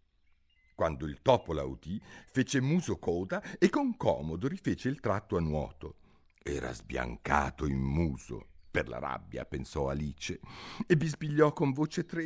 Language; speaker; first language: Italian; native; Italian